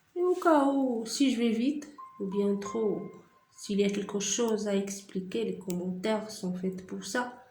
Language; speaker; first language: French; non-native, local second language; Arabic